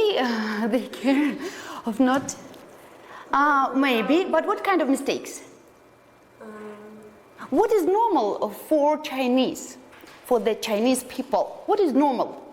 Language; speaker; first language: English; non-native, fluent; Russian